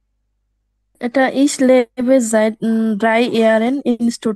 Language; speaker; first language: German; non-native, learner; Bangla